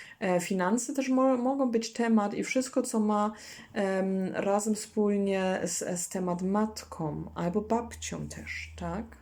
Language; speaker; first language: Polish; non-native, learner; German